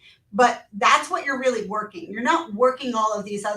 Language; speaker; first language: English; native; English